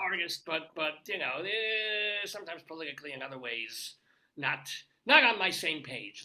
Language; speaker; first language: English; native; English